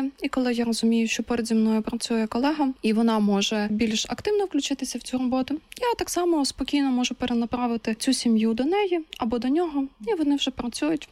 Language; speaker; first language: Ukrainian; native; Ukrainian